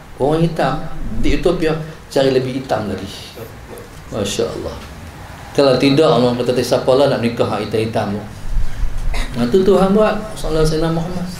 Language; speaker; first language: Malay; native; Malay